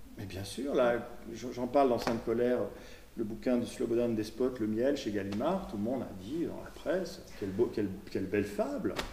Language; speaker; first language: French; native; French